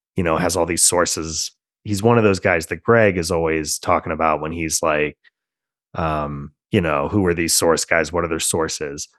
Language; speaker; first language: English; native; English